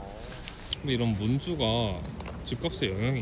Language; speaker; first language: Korean; native; Korean